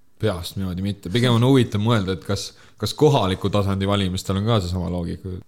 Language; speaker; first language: Estonian; native; Estonian